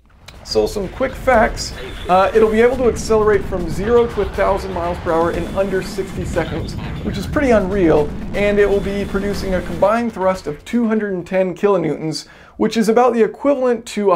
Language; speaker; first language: English; native; English